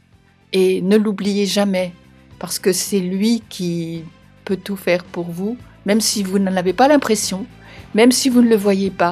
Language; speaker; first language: French; native; French